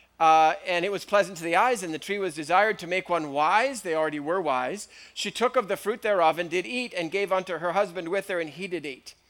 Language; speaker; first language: English; native; English